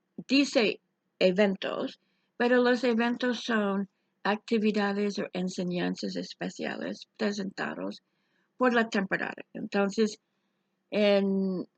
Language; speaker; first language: Spanish; non-native, fluent; English